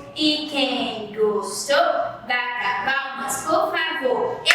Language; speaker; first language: Portuguese; native; Portuguese